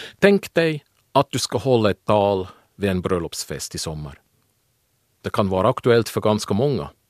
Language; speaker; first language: Swedish; non-native, fluent; German